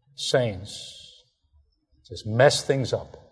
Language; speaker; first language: English; non-native, fluent; Chinese